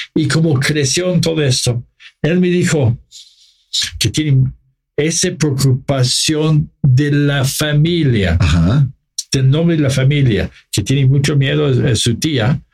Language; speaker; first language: Spanish; non-native, fluent; English